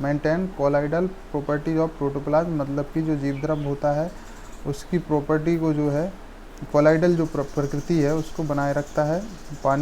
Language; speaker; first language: Hindi; native; Hindi